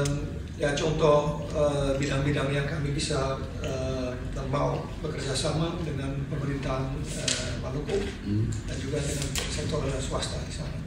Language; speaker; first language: Indonesian; non-native, fluent; Dutch